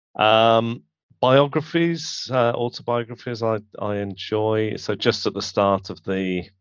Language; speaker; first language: English; native; English